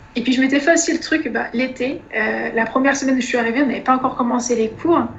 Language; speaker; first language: French; native; French